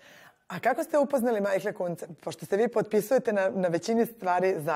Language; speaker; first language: Serbian; native; Serbian